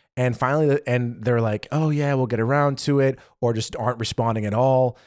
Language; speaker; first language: English; native; English